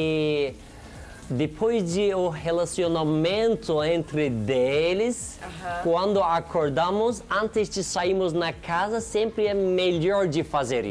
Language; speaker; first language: Portuguese; non-native, learner; Turkish